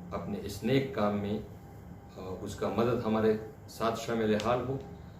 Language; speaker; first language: Urdu; non-native, local second language; Pashto